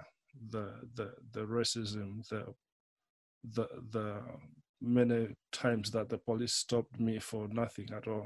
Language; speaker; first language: English; non-native, local second language; Nyanja